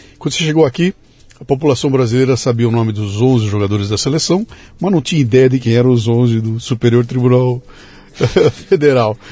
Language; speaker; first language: Portuguese; native; Portuguese